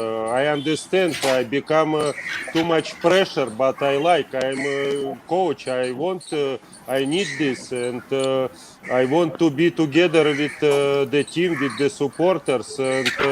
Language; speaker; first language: English; non-native, learner; Russian